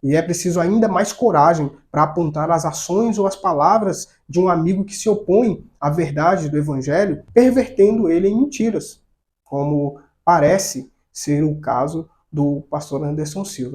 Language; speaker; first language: Portuguese; native; Portuguese